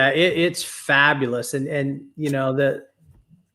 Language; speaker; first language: English; native; English